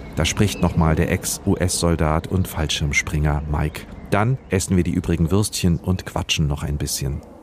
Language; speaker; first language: German; native; German